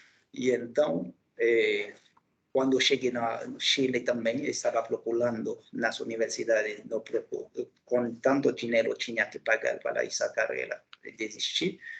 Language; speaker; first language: Portuguese; non-native, local second language; Haitian Creole